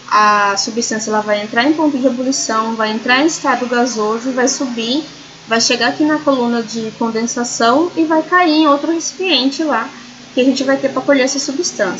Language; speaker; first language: Portuguese; native; Portuguese